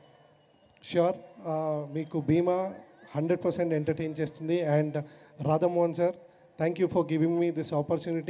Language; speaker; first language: Telugu; non-native, fluent; Kannada